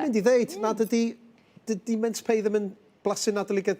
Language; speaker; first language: Welsh; native; Welsh